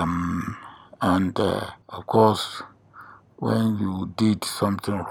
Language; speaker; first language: English; non-native, local second language; Yoruba